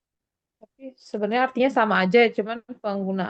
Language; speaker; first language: Indonesian; native; Indonesian